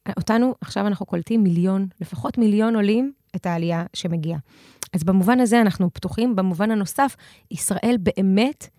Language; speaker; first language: Hebrew; early bilingual, other home language; Russian